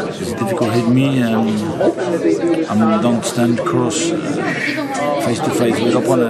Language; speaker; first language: English; non-native, learner; Polish